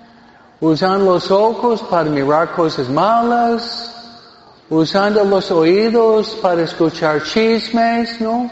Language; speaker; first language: Spanish; non-native, fluent; English